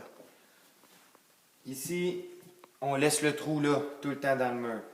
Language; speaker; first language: French; native; French